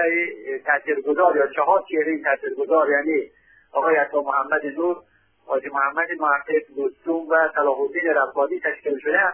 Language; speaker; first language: Persian; native; Persian